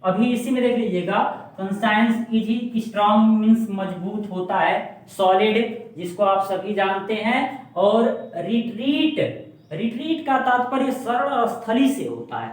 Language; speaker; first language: Hindi; native; Hindi